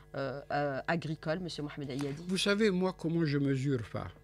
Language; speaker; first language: French; non-native, local second language; Arabic